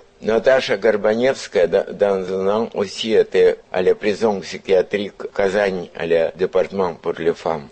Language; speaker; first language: French; non-native, fluent; Russian